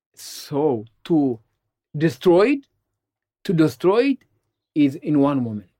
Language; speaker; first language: English; non-native, learner; Amharic